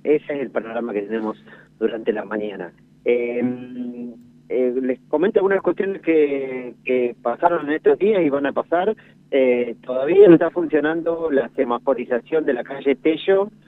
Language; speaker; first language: Spanish; native; Spanish